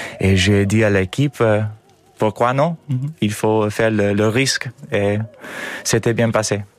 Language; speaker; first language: French; non-native, learner; English